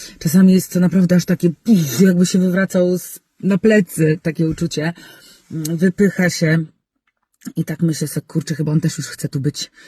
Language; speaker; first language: Polish; native; Polish